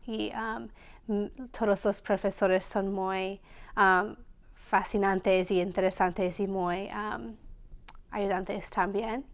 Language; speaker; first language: Spanish; non-native, learner; English